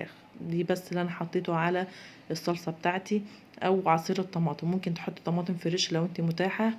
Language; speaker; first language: Arabic; native; Arabic